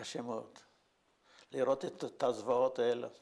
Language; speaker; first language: Hebrew; non-native, fluent; Yiddish